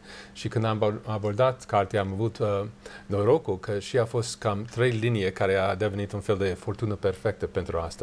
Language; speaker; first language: Romanian; non-native, learner; English